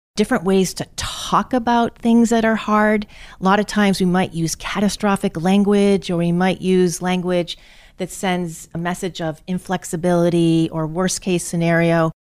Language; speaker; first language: English; native; English